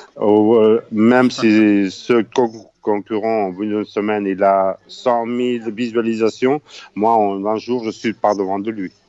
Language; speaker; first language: French; non-native, fluent; Spanish